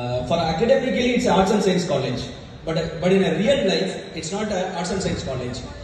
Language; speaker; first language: English; non-native, local second language; Tamil